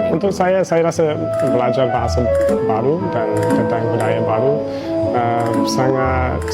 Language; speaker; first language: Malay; non-native, fluent; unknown